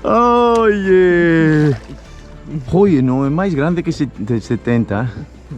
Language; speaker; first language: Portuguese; non-native, learner; French